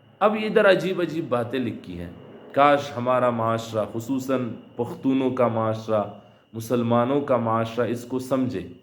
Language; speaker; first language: Urdu; non-native, local second language; Pashto